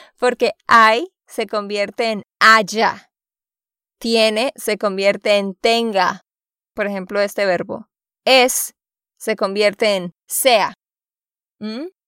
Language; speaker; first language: Spanish; native; Spanish